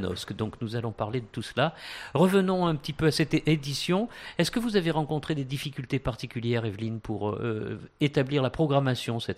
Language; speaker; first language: French; native; French